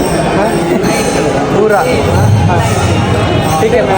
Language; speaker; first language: Hindi; non-native, local second language; Kannada